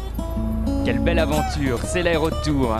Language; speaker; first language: French; native; French